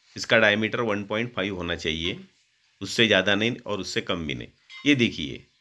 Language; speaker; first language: Hindi; non-native, local second language; Marathi